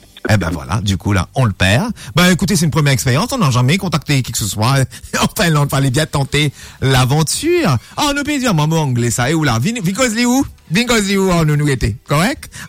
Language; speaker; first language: French; non-native, local second language; Morisyen